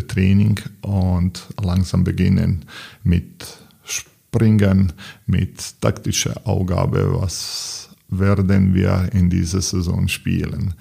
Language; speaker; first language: German; non-native, learner; Serbian